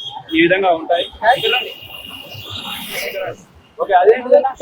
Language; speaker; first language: Telugu; native; Telugu